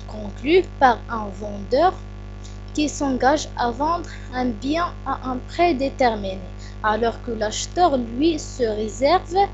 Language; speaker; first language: French; non-native, local second language; Arabic